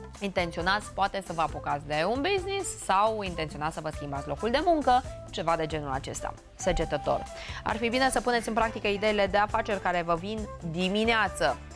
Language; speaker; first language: Romanian; native; Romanian